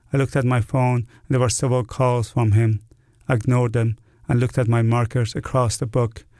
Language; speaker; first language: English; non-native, fluent; Persian